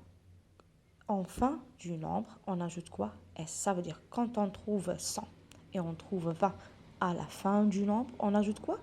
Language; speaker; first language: French; non-native, local second language; Arabic